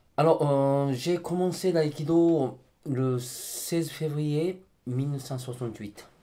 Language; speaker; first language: French; non-native, fluent; Japanese